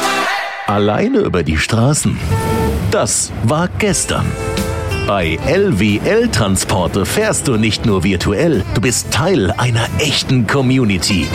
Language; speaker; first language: German; native; German